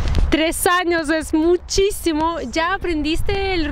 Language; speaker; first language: Spanish; non-native, fluent; Russian